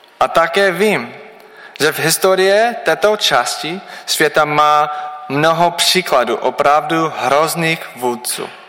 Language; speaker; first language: Czech; non-native, learner; English